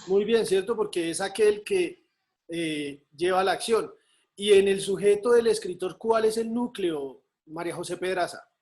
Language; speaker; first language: Spanish; native; Spanish